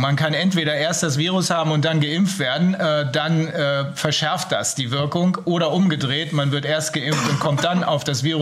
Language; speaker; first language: German; native; German